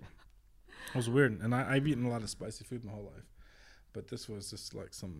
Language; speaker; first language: English; native; English